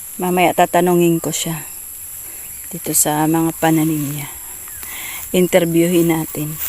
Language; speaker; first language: Filipino; non-native, local second language; Waray